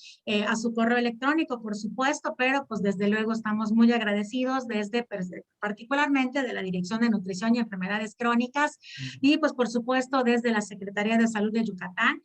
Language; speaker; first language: Spanish; native; Spanish